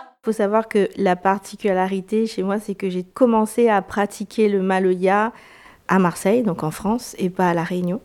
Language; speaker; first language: French; native; French